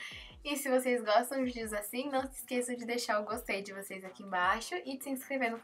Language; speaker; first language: Portuguese; native; Portuguese